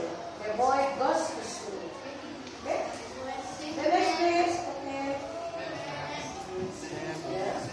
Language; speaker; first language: English; non-native, learner; Indonesian